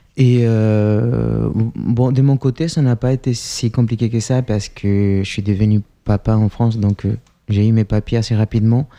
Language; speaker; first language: French; non-native, fluent; Spanish